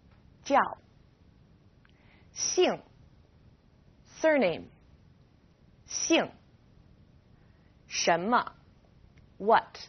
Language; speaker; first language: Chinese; non-native, fluent; English